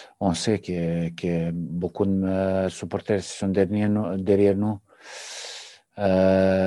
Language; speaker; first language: French; non-native, learner; Serbian